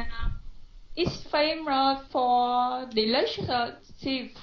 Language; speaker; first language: English; non-native, learner; Vietnamese